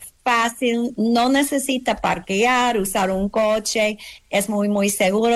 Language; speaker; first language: Spanish; non-native, learner; English